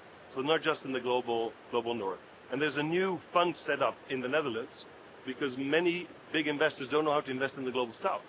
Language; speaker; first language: English; non-native, fluent; Dutch